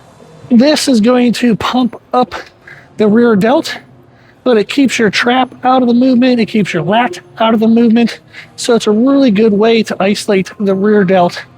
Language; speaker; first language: English; native; English